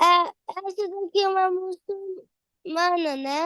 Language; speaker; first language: Portuguese; early bilingual, heritage; Portuguese